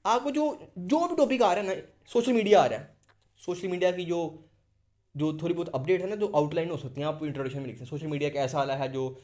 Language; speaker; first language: Urdu; non-native, local second language; Punjabi